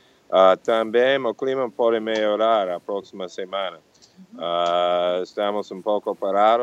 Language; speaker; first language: Portuguese; non-native, fluent; English